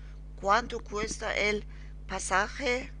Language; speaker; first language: Spanish; non-native, learner; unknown